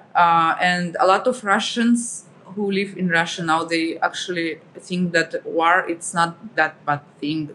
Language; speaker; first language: English; non-native, fluent; Russian